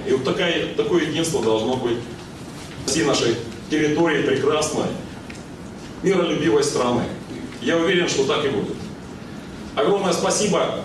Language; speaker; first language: Russian; non-native, local second language; Ukrainian